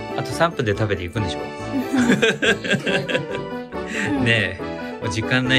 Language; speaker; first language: Japanese; native; Japanese